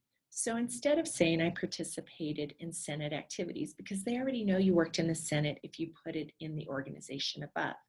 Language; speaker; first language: English; native; English